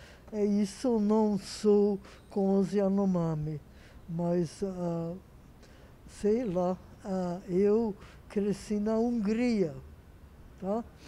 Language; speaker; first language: Portuguese; non-native, fluent; Hungarian